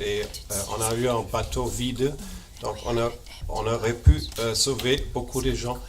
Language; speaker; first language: French; non-native, fluent; German